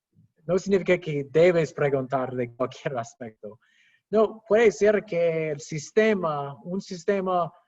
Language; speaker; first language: Spanish; non-native, fluent; English